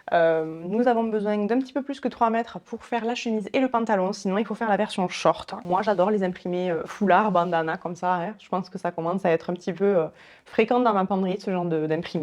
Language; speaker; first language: French; native; French